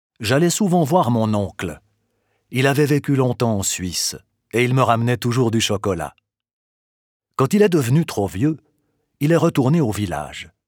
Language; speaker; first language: French; non-native, fluent; Albanian